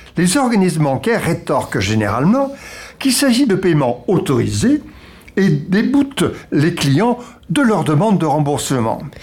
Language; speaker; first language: French; native; French